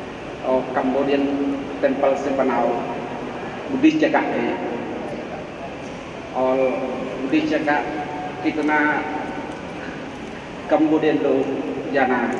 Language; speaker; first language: Hindi; non-native, learner; Khmer